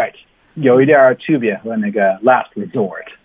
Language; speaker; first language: Chinese; non-native, learner; English